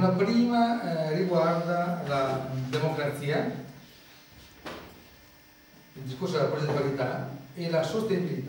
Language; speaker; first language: Italian; native; Italian